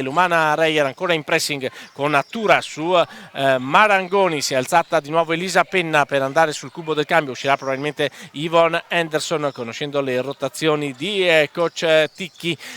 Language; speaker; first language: Italian; native; Italian